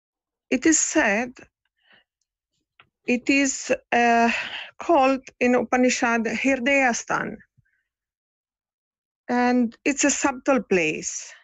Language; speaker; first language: English; non-native, fluent; Italian